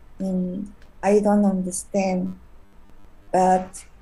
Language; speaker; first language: English; non-native, learner; Spanish